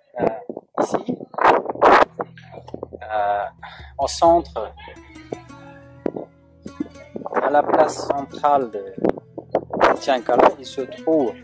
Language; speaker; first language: French; non-native, fluent; Uzbek